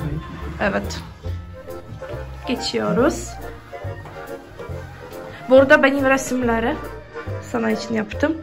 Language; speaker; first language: Turkish; non-native, learner; Polish